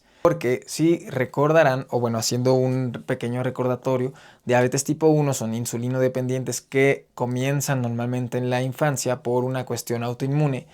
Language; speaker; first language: Spanish; native; Spanish